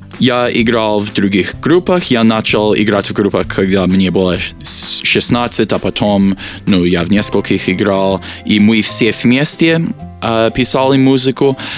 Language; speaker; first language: Russian; non-native, learner; English